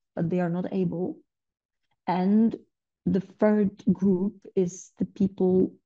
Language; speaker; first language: English; non-native, fluent; Polish